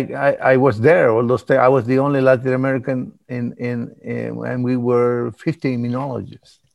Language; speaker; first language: English; early bilingual, other home language; Spanish